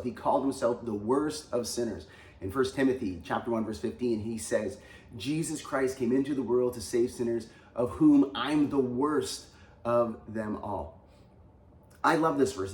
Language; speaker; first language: English; native; English